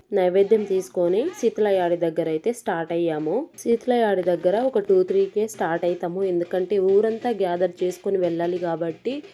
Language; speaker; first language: Telugu; non-native, local second language; Lambadi